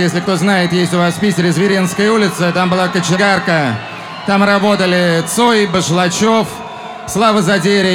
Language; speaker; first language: Russian; native; Russian